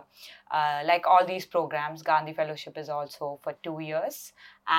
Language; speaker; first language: English; non-native, local second language; Malayalam